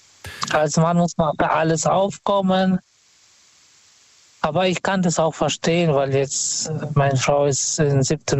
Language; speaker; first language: German; non-native, fluent; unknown